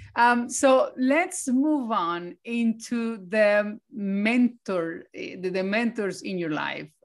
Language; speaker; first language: English; non-native, fluent; Spanish